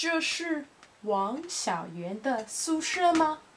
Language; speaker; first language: Chinese; non-native, learner; English